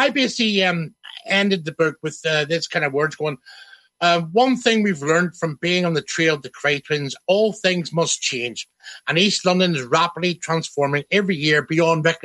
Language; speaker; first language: English; native; English